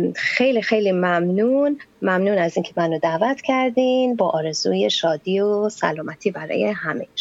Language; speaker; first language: Persian; native; Persian